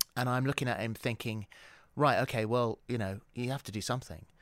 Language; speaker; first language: English; native; English